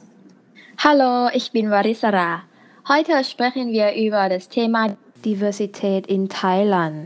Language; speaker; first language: German; non-native, fluent; Thai